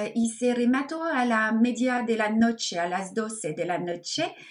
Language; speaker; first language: Spanish; non-native, learner; French